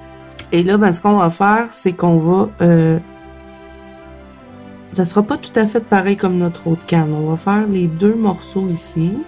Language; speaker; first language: French; native; French